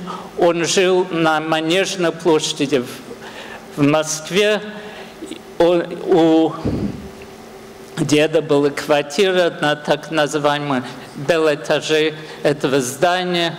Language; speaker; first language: Russian; non-native, fluent; English